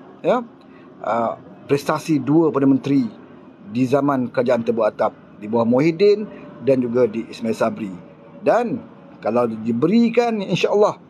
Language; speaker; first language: Malay; native; Malay